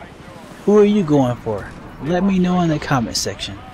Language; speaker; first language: English; native; English